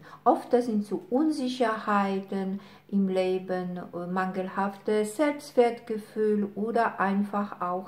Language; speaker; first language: German; non-native, fluent; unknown